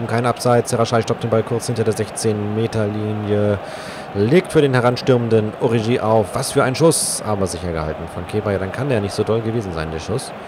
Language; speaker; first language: German; native; German